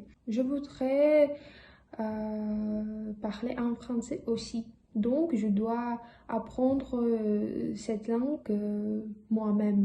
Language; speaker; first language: French; non-native, learner; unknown